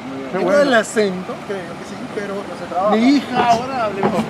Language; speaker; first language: Spanish; non-native, learner; English